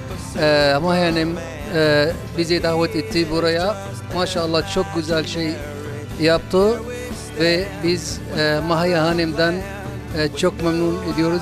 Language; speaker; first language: Turkish; non-native, learner; Arabic